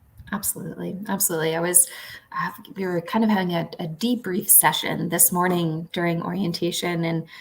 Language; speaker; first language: English; native; English